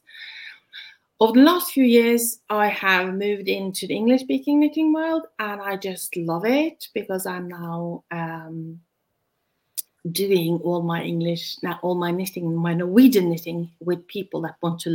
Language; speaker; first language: English; non-native, fluent; Norwegian